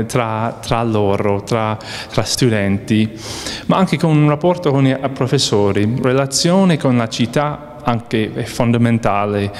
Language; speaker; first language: Italian; non-native, fluent; English